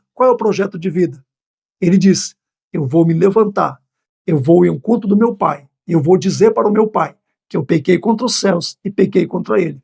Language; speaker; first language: Portuguese; native; Portuguese